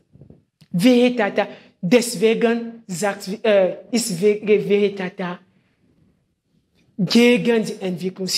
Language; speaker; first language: German; non-native, fluent; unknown